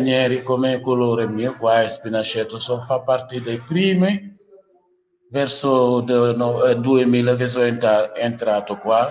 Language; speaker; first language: Italian; non-native, learner; Wolof